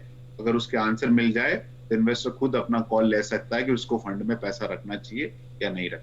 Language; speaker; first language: Hindi; native; Hindi